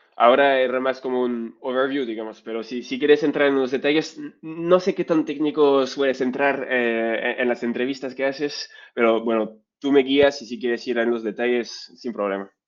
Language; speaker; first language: Spanish; non-native, fluent; French